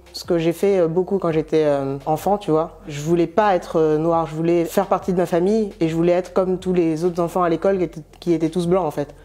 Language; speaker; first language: French; native; French